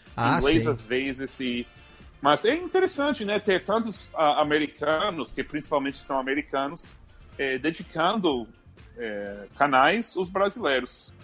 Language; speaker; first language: Portuguese; non-native, fluent; English